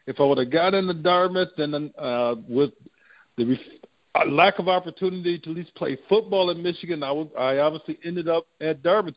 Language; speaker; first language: English; native; English